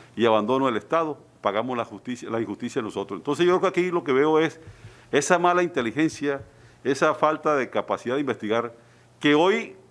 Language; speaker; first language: Spanish; native; Spanish